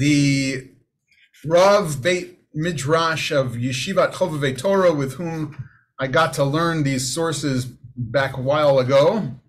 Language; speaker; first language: English; native; English